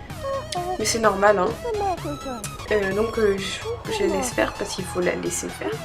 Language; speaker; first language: French; native; French